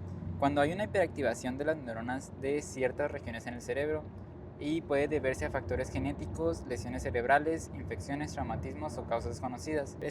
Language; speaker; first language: Spanish; native; Spanish